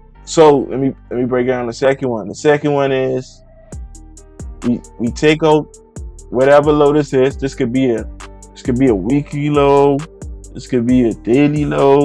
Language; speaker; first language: English; native; English